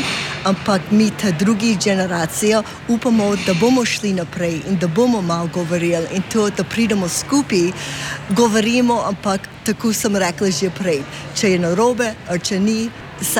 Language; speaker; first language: Slovenian; early bilingual, heritage; English